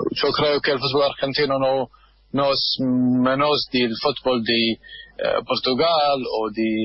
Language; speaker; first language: Spanish; non-native, fluent; Arabic